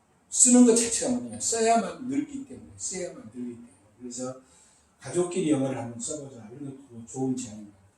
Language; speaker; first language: Korean; native; Korean